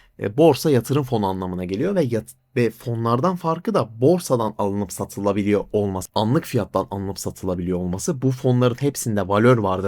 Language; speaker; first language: Turkish; native; Turkish